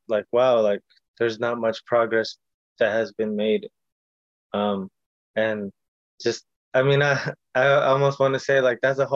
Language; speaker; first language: English; early bilingual, other home language; Spanish